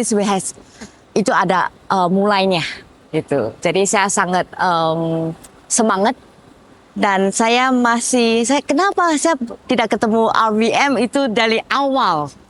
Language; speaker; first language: Indonesian; early bilingual, heritage; Indonesian